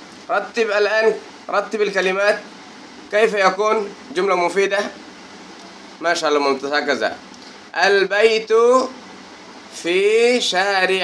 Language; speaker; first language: Arabic; non-native, fluent; Bangla